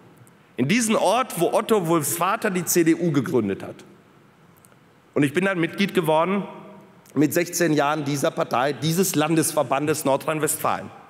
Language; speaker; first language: German; early bilingual, other home language; Polish